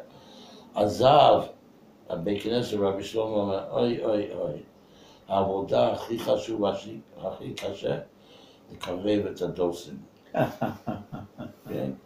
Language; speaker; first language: Hebrew; non-native, fluent; English